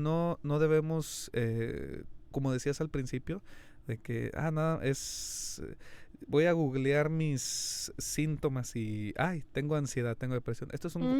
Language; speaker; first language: Spanish; native; Spanish